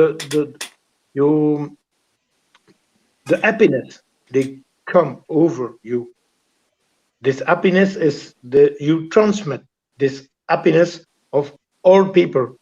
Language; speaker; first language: English; non-native, learner; French